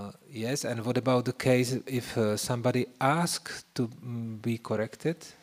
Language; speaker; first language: English; non-native, fluent; Czech